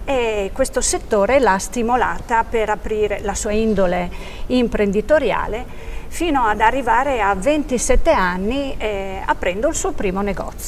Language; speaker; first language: Italian; native; Italian